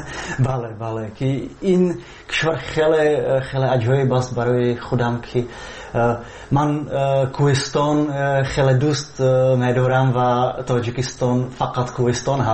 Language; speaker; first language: Persian; non-native, fluent; Czech